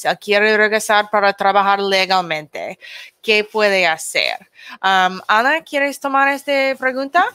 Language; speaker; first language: Spanish; non-native, learner; English